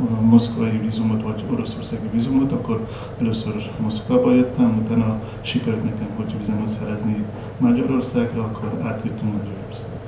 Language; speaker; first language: Hungarian; non-native, learner; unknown